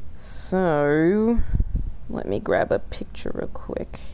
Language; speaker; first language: English; native; English